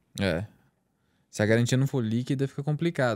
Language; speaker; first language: Portuguese; native; Portuguese